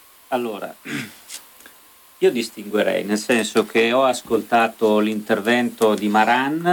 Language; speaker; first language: Italian; native; Italian